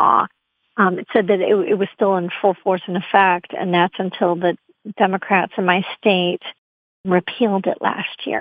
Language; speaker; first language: English; native; English